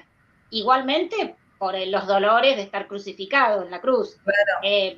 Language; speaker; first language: Spanish; native; Spanish